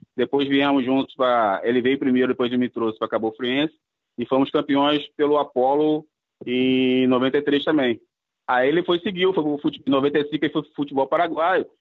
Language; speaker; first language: Portuguese; native; Portuguese